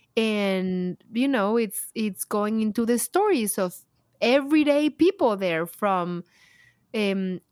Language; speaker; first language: English; non-native, fluent; Spanish